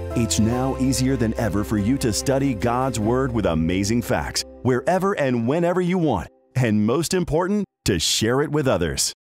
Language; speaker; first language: English; native; English